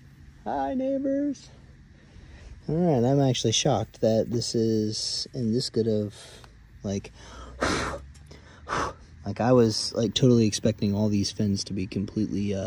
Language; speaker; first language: English; native; English